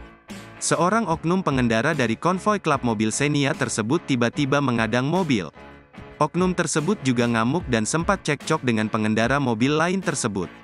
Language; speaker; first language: Indonesian; native; Indonesian